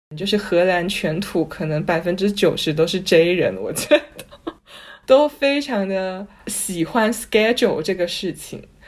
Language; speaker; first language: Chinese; non-native, local second language; Cantonese